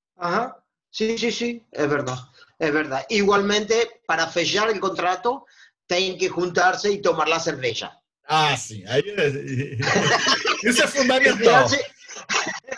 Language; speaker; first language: Portuguese; non-native, learner; Spanish